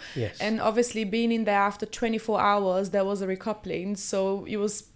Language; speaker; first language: English; early bilingual, other home language; Portuguese